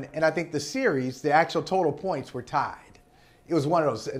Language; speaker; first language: English; native; English